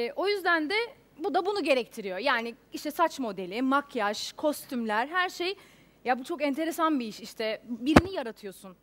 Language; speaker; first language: Turkish; native; Turkish